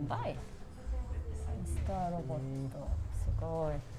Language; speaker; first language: English; non-native, fluent; Japanese